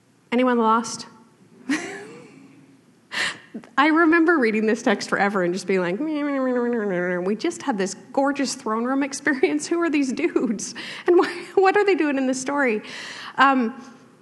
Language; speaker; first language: English; native; English